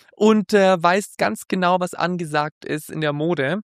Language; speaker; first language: German; native; German